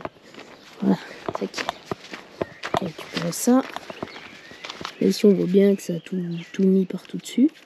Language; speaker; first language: French; native; French